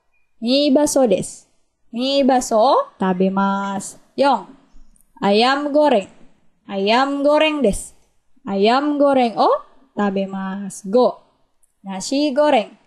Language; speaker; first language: Japanese; non-native, fluent; Indonesian